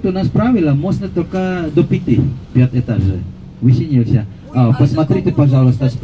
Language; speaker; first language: Russian; non-native, learner; Balinese